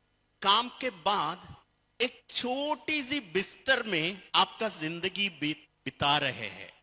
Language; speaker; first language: Hindi; non-native, fluent; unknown